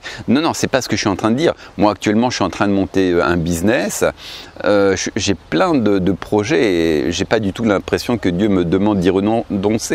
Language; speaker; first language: French; native; French